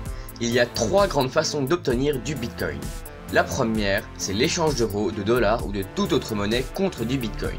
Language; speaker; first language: French; native; French